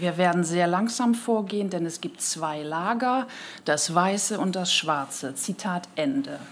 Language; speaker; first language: German; native; German